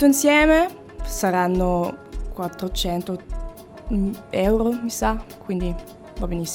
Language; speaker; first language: Italian; non-native, fluent; German